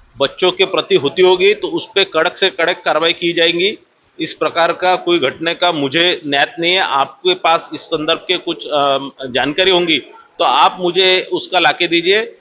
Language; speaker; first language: Hindi; non-native, local second language; Marathi